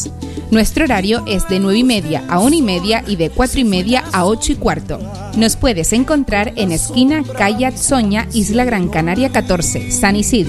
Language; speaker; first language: Spanish; native; Spanish